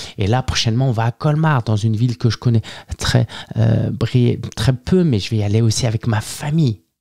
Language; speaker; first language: French; early bilingual, other home language; Chinese